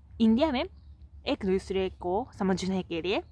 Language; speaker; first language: Hindi; non-native, fluent; Japanese